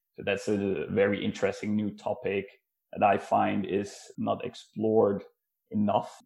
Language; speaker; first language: English; non-native, fluent; Dutch